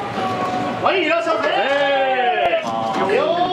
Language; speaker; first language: Japanese; native; Japanese